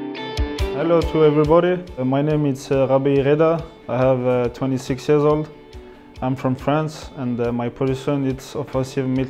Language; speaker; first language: English; non-native, learner; French